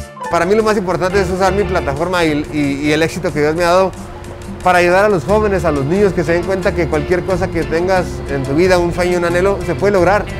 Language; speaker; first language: Spanish; early bilingual, heritage; Spanish